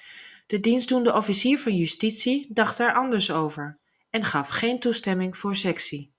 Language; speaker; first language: Dutch; native; Dutch